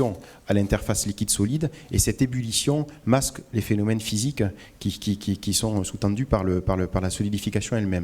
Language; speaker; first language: French; native; French